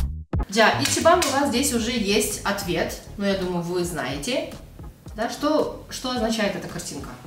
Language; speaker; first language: Russian; non-native, local second language; Kyrgyz